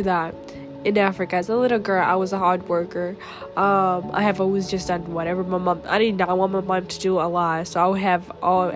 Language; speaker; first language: English; early bilingual, other home language; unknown